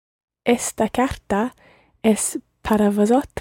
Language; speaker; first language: Spanish; non-native, learner; English